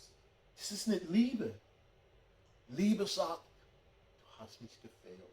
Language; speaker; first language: German; non-native, fluent; English